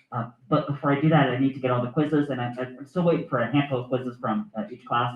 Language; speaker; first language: English; native; English